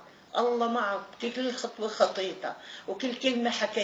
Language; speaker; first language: Arabic; native; Arabic